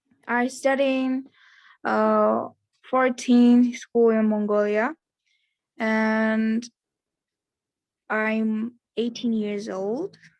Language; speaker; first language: English; non-native, learner; Mongolian